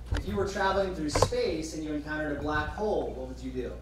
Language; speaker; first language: English; native; English